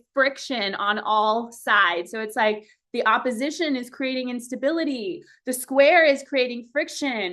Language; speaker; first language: English; native; English